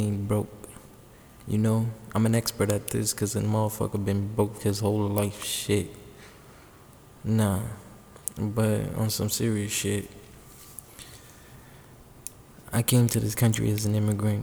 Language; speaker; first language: English; native; English